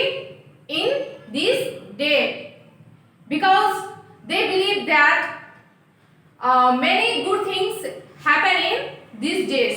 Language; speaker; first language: English; non-native, local second language; Nepali